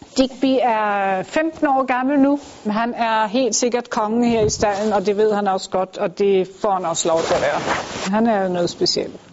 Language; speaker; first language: Danish; early bilingual, heritage; Danish